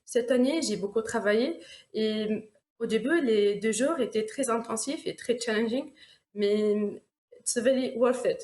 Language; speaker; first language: French; non-native, local second language; Arabic